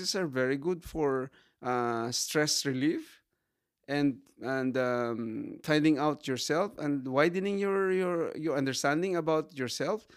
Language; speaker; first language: English; non-native, local second language; Hiligaynon